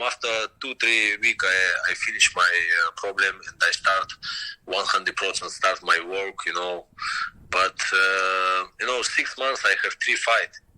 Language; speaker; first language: English; non-native, learner; Russian